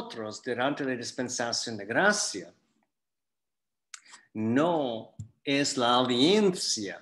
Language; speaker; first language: Spanish; non-native, fluent; English